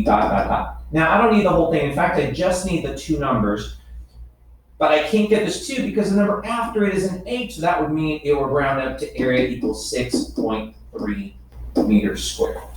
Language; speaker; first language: English; native; English